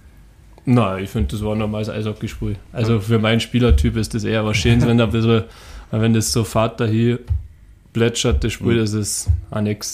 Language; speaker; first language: German; native; German